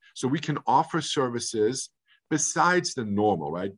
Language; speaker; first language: English; early bilingual, other home language; German